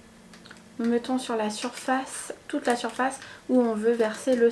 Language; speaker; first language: French; native; French